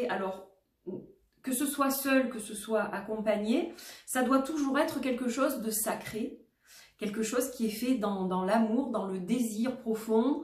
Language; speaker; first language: French; native; French